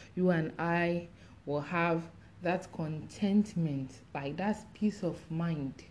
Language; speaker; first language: English; non-native, local second language; Akan